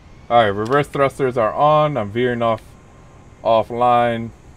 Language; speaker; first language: English; early bilingual, other home language; Spanish